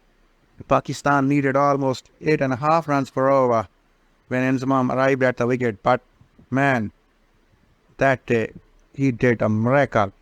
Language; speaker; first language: English; non-native, local second language; Urdu